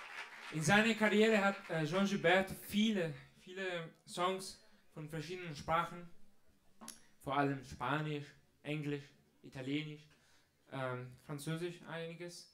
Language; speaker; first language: German; non-native, fluent; Italian